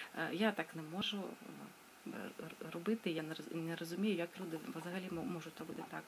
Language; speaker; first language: Ukrainian; non-native, local second language; Russian